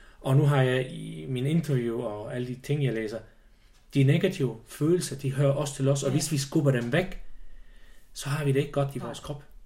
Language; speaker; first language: Danish; non-native, fluent; Swiss German